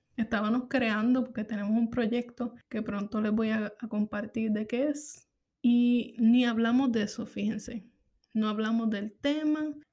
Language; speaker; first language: Spanish; native; Spanish